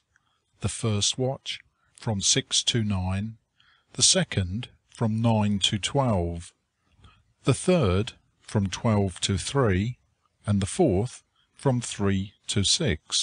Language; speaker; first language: English; native; English